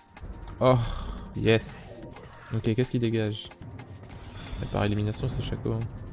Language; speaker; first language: French; native; French